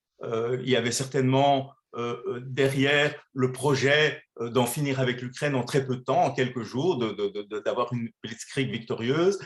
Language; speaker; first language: French; native; French